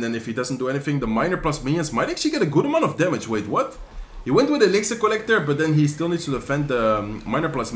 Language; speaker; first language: English; non-native, fluent; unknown